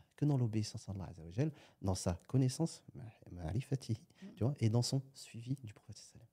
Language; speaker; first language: French; native; French